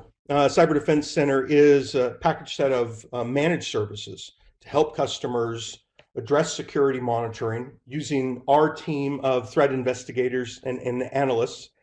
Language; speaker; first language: English; native; English